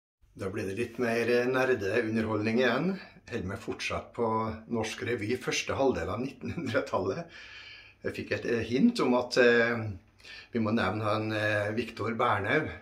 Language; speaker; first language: Norwegian; native; Norwegian